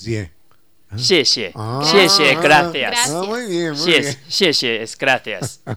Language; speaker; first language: Spanish; non-native, learner; Chinese